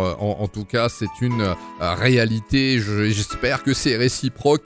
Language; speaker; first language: French; native; French